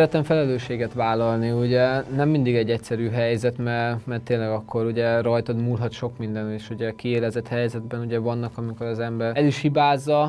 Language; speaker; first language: Hungarian; native; Hungarian